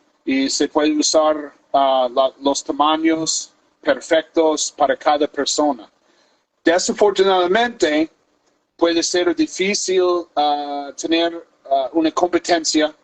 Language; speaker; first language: Spanish; non-native, fluent; English